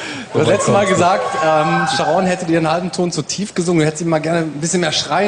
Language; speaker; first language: German; native; German